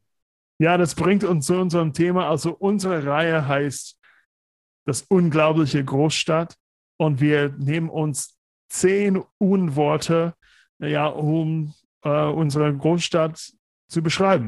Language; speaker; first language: German; non-native, fluent; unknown